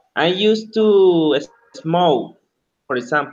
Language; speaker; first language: English; non-native, learner; Spanish